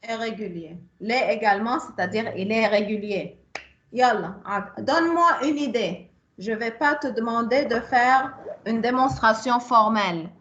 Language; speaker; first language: French; non-native, local second language; Arabic